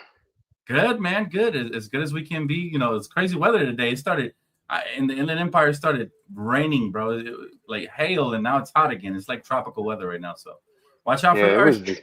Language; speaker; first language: English; native; English